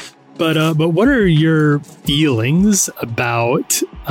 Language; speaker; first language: English; native; English